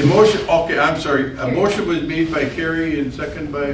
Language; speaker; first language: English; native; English